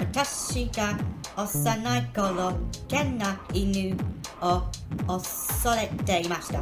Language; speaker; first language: Japanese; non-native, learner; English